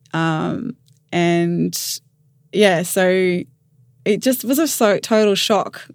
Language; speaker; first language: English; native; English